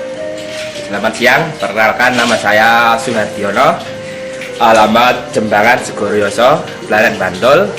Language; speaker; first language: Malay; non-native, local second language; Javanese